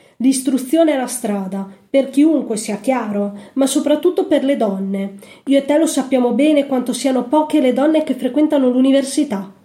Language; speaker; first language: Italian; native; Italian